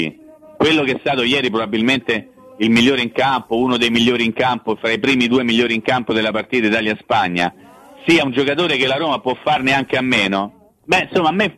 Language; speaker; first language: Italian; native; Italian